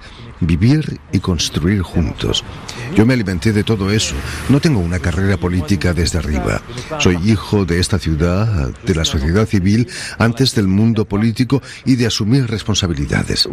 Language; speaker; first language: Spanish; native; Spanish